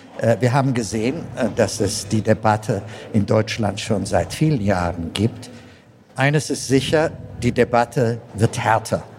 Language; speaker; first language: German; non-native, fluent; Amharic